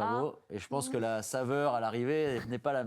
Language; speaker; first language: French; native; French